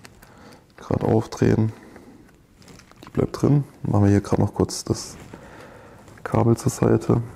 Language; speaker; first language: German; native; German